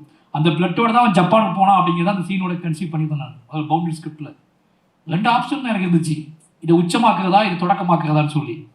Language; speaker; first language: Tamil; native; Tamil